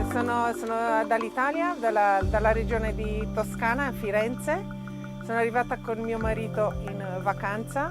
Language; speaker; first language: Italian; non-native, fluent; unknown